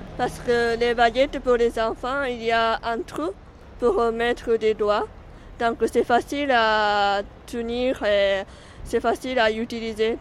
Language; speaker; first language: French; non-native, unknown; Japanese